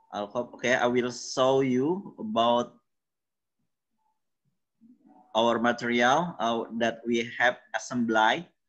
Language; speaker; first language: English; non-native, learner; Indonesian